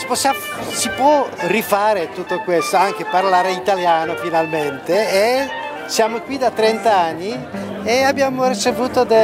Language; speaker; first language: Italian; non-native, fluent; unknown